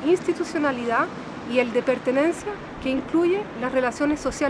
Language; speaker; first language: Spanish; native; Spanish